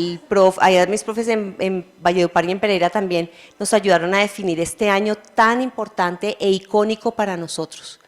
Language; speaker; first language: Spanish; native; Spanish